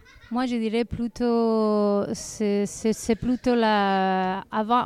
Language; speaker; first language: French; non-native, fluent; Spanish